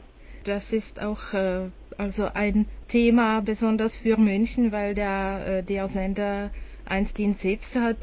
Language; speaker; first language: German; non-native, fluent; Czech